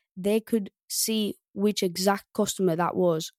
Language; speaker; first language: English; non-native, fluent; Greek